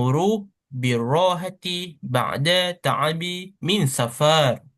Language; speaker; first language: Arabic; non-native, learner; Malay